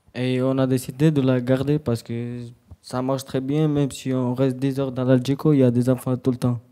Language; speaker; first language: French; early bilingual, other home language; Romany